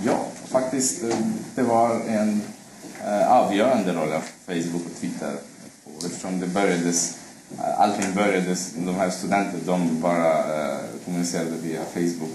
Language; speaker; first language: Swedish; non-native, fluent; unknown